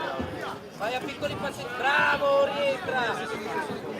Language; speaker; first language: Italian; native; Italian